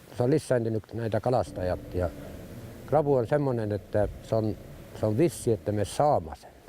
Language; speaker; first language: Finnish; early bilingual, heritage; Finnish